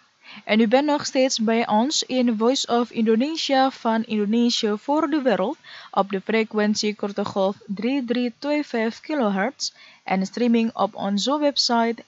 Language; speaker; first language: Dutch; non-native, fluent; Indonesian